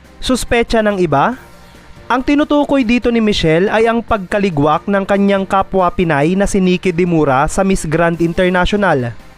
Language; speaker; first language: Filipino; native; Filipino